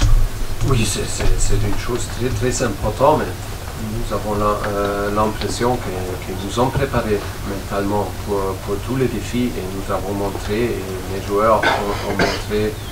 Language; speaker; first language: French; non-native, fluent; German